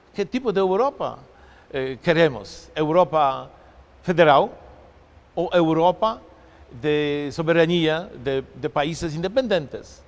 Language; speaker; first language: Portuguese; non-native, fluent; Polish